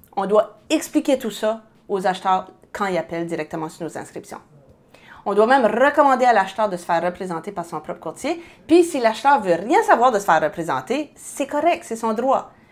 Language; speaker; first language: French; native; French